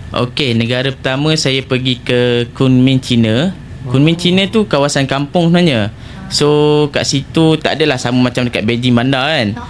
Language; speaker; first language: Malay; native; Malay